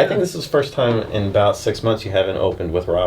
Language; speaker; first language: English; native; English